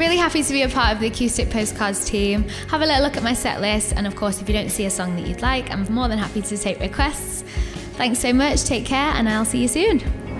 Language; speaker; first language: English; native; English